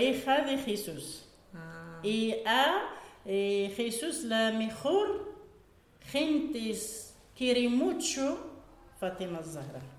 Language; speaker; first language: Spanish; non-native, learner; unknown